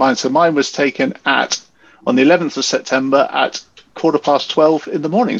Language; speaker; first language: English; native; English